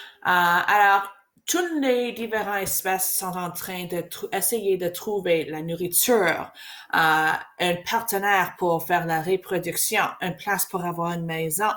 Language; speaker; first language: French; non-native, learner; English